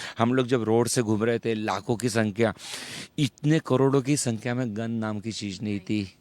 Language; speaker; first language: Hindi; native; Hindi